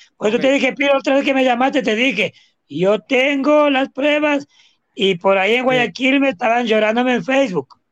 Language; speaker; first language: Spanish; native; Spanish